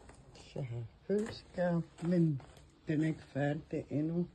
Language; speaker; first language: Danish; non-native, learner; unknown